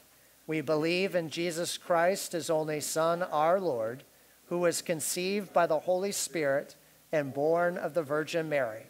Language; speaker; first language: English; native; English